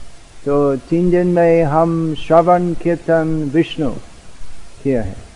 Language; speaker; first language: Hindi; non-native, learner; English